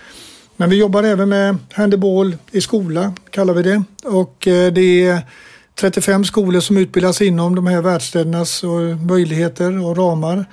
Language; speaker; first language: Swedish; native; Swedish